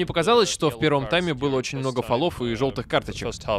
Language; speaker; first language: Russian; native; Russian